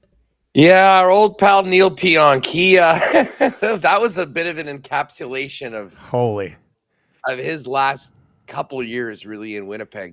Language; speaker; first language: English; native; English